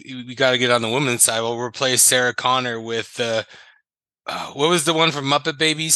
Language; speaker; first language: English; native; English